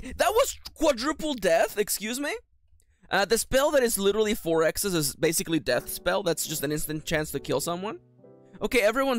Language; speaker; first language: English; native; English